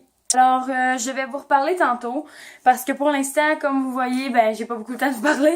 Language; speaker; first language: French; native; French